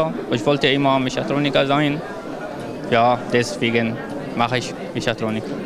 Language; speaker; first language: German; non-native, learner; Arabic